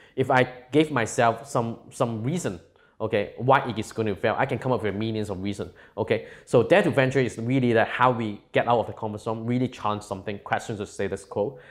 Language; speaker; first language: English; non-native, local second language; Cantonese